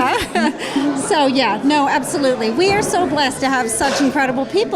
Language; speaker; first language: English; native; English